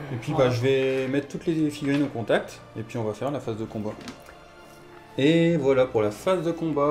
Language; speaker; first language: French; native; French